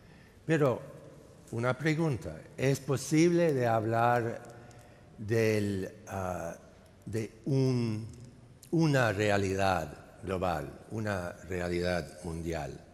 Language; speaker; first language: Spanish; non-native, fluent; English